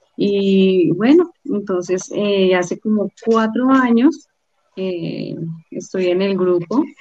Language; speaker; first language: Spanish; native; Spanish